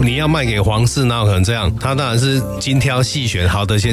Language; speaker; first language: Chinese; native; Chinese